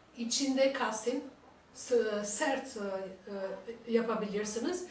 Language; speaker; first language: Turkish; non-native, fluent; Albanian